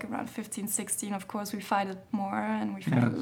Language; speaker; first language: English; non-native, fluent; German